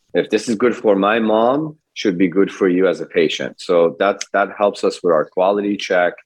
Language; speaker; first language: English; early bilingual, other home language; Persian